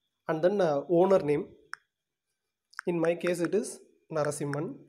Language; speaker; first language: English; non-native, local second language; Tamil